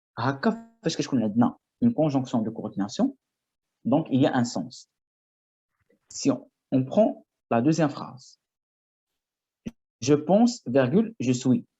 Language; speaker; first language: French; non-native, fluent; Arabic